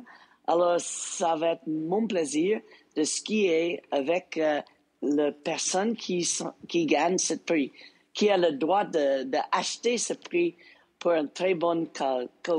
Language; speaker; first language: French; non-native, local second language; English